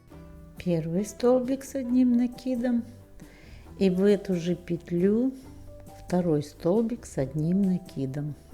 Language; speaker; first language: Russian; native; Russian